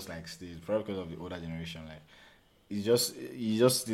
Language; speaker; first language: English; non-native, local second language; Yoruba